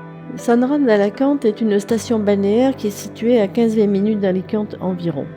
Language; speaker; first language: French; native; French